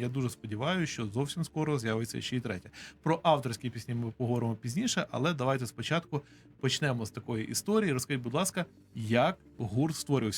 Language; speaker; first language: Ukrainian; native; Ukrainian